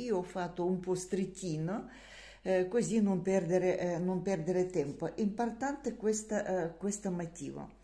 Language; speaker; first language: Italian; non-native, learner; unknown